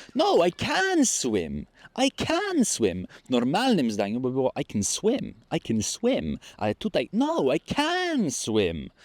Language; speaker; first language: Polish; early bilingual, heritage; Polish